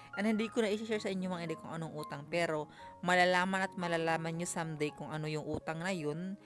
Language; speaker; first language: Filipino; non-native, local second language; Cebuano